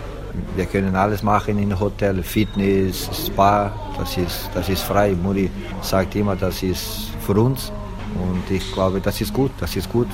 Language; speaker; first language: German; non-native, learner; Portuguese